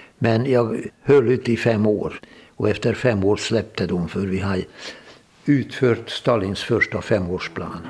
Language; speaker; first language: Swedish; non-native, fluent; Hungarian